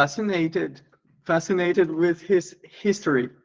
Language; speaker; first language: English; non-native, learner; Portuguese